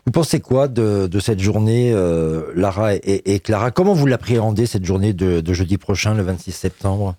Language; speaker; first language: French; native; French